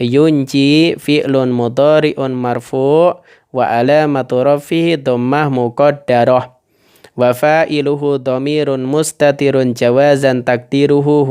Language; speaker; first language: Arabic; non-native, fluent; Indonesian